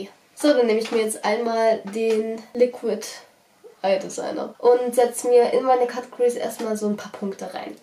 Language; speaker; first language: German; native; German